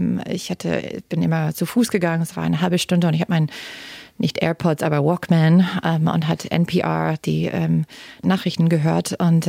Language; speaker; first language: German; non-native, fluent; English